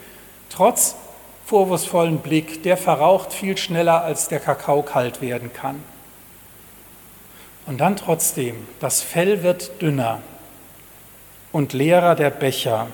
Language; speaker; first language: German; native; German